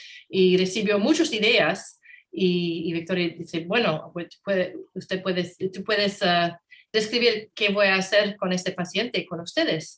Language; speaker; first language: Spanish; non-native, learner; English